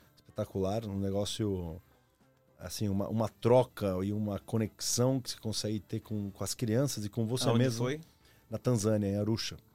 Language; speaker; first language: Portuguese; early bilingual, other home language; Spanish